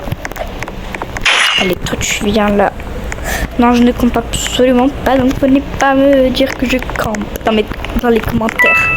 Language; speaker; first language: French; native; French